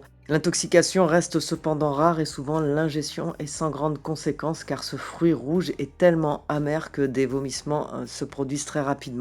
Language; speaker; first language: French; native; French